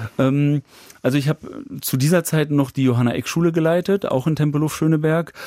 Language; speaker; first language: German; native; German